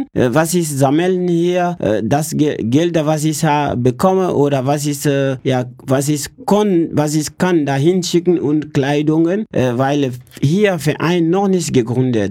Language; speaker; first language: German; non-native, learner; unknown